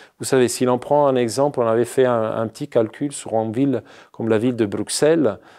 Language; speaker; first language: French; non-native, fluent; Italian